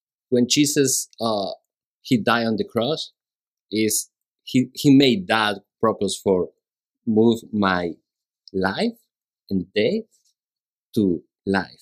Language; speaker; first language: English; non-native, learner; Spanish